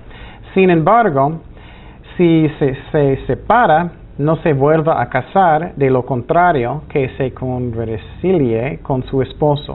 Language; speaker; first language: Spanish; non-native, fluent; English